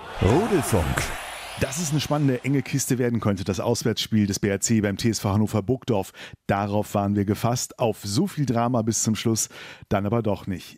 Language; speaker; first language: German; native; German